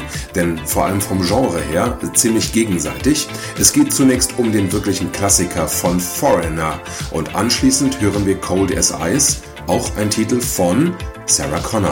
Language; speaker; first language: German; native; German